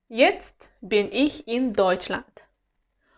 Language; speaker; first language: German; non-native, fluent; Uzbek